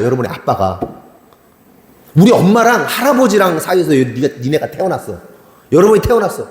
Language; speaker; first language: Korean; native; Korean